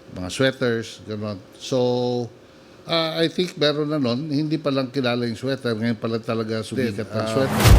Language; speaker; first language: Filipino; native; Filipino